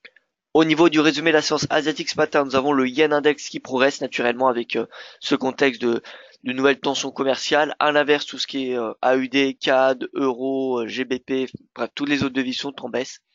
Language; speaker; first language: French; native; French